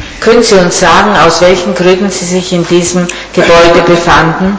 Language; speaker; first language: German; non-native, fluent; Italian